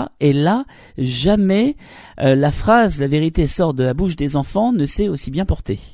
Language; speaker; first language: French; native; French